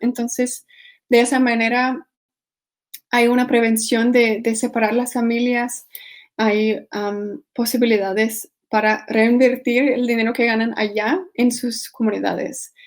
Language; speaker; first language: Spanish; non-native, fluent; English